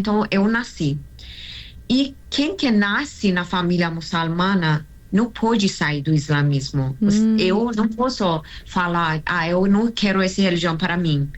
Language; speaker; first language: Portuguese; non-native, learner; Persian